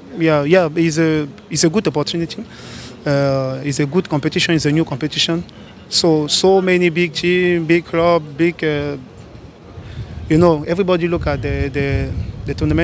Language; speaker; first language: English; non-native, learner; French